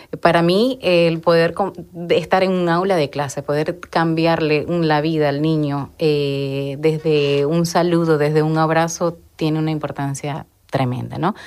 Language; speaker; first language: Spanish; native; Spanish